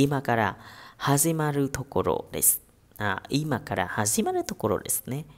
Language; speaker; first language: Japanese; non-native, fluent; Vietnamese